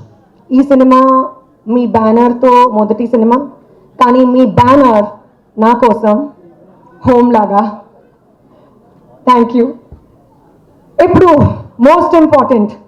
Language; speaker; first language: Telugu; non-native, local second language; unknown